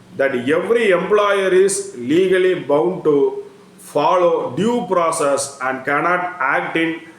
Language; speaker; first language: English; non-native, local second language; Tamil